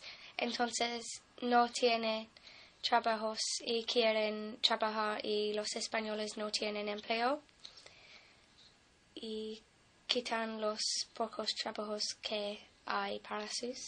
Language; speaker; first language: Spanish; non-native, learner; English